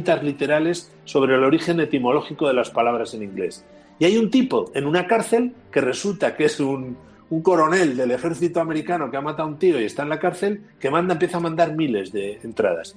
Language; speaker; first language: Spanish; native; Spanish